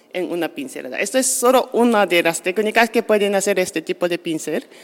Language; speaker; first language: Spanish; non-native, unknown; Japanese